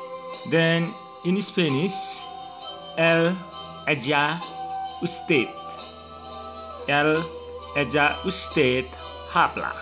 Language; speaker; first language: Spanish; non-native, learner; Nepali